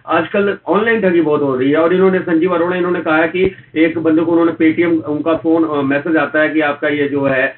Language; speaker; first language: Hindi; native; Hindi